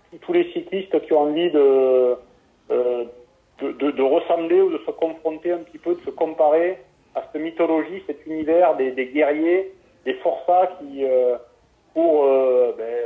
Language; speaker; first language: French; native; French